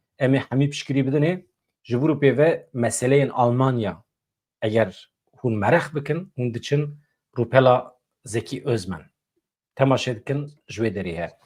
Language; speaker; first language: Kurdish; native; Kurdish